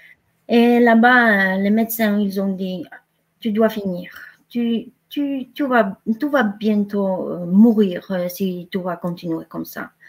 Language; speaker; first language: French; non-native, fluent; Polish